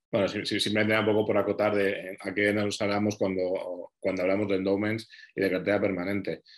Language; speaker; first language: Spanish; native; Spanish